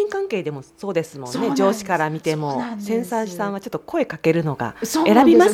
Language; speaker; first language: Japanese; native; Japanese